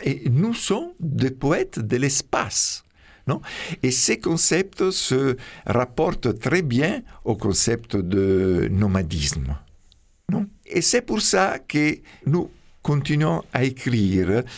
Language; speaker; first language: French; non-native, fluent; Italian